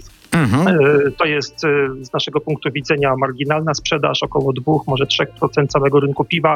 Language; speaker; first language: Polish; native; Polish